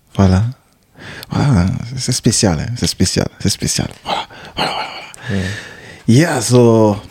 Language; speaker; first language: French; non-native, local second language; Haitian Creole